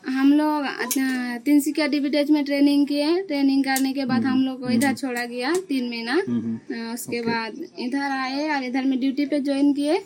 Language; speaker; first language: Hindi; non-native, local second language; Assamese